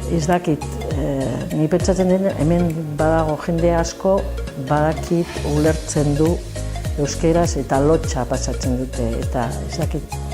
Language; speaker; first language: Basque; non-native, learner; Catalan